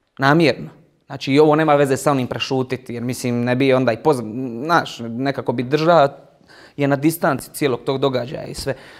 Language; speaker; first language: Croatian; native; Croatian